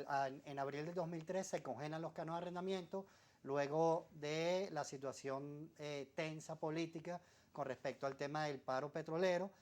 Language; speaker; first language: Spanish; native; Spanish